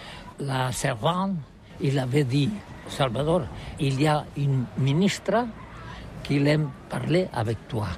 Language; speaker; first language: French; non-native, learner; Catalan